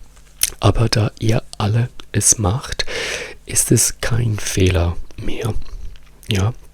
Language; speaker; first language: German; non-native, fluent; Italian